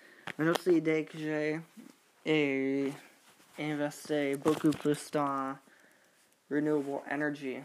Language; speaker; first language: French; non-native, learner; English